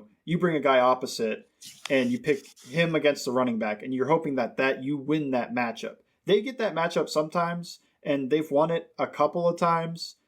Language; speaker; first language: English; native; English